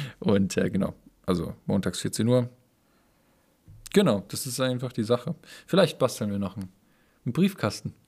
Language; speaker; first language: German; native; German